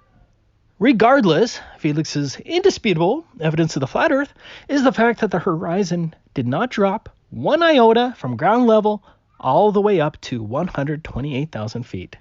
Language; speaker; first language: English; native; English